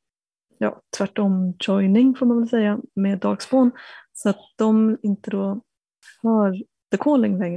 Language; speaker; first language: Swedish; native; Swedish